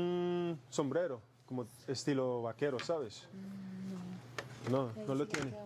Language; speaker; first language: Spanish; early bilingual, heritage; English